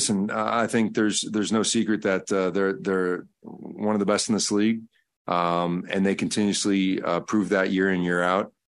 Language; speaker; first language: English; early bilingual, other home language; Spanish